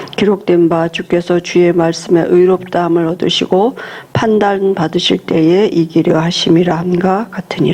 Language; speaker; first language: Korean; native; Korean